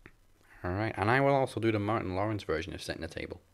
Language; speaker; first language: English; native; English